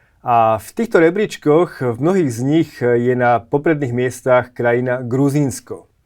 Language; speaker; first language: Slovak; native; Slovak